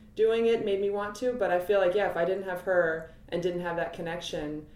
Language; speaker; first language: English; native; English